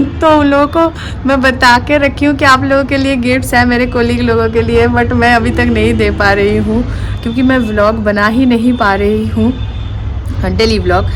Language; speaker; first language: Hindi; non-native, local second language; Bangla